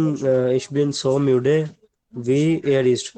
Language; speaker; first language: German; non-native, learner; Urdu